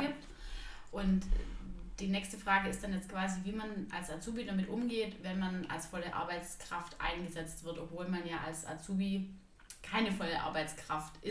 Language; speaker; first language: German; native; German